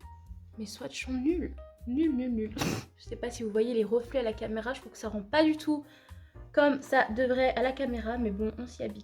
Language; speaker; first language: French; native; French